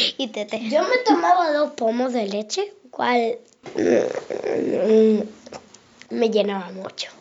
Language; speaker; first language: Spanish; early bilingual, other home language; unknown